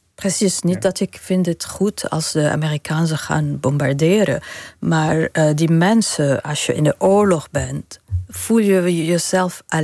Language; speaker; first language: Dutch; non-native, learner; Arabic